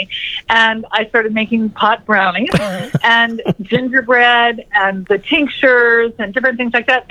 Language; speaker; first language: English; native; English